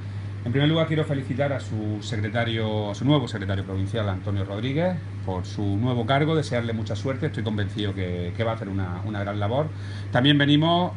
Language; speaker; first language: Spanish; native; Spanish